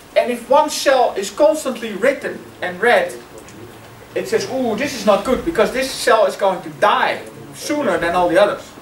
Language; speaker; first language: English; non-native, fluent; Dutch